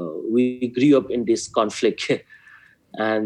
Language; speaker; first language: English; non-native, local second language; Manipuri